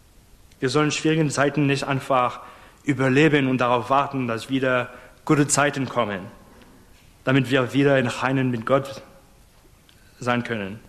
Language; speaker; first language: German; non-native, fluent; English